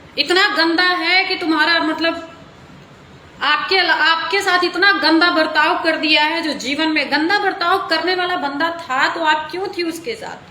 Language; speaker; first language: Hindi; native; Hindi